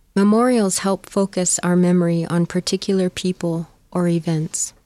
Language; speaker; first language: English; native; English